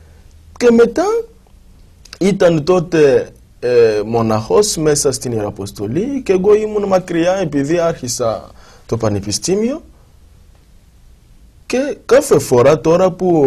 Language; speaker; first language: Greek; non-native, fluent; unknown